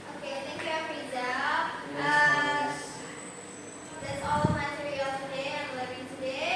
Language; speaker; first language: English; non-native, learner; Indonesian